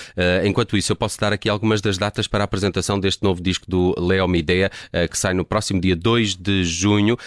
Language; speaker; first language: Portuguese; native; Portuguese